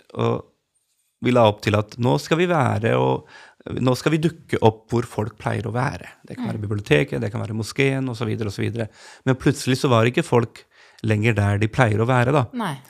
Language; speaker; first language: Norwegian; early bilingual, other home language; Urdu